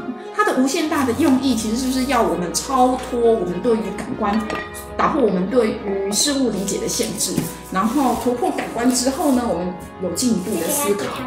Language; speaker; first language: Chinese; native; Chinese